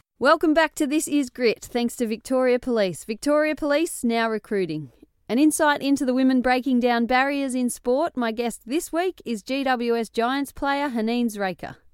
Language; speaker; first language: English; native; English